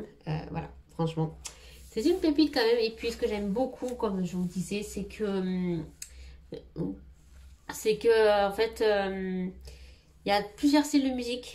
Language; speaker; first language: French; native; French